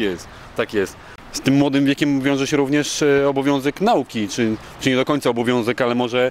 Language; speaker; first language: Polish; native; Polish